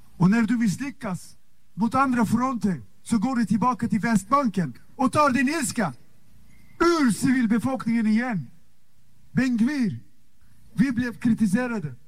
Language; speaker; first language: Swedish; non-native, fluent; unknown